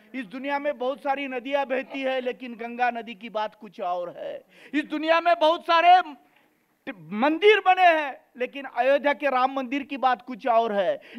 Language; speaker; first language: Hindi; native; Hindi